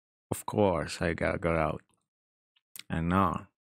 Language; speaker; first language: English; non-native, fluent; Italian